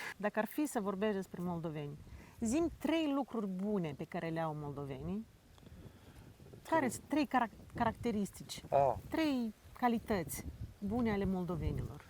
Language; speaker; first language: Romanian; native; Romanian